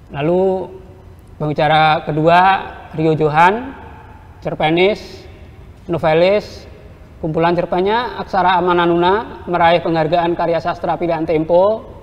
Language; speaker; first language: Indonesian; native; Indonesian